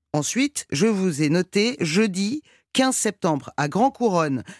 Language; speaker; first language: French; non-native, fluent; Persian